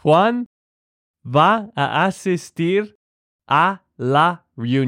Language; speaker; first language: Spanish; non-native, fluent; English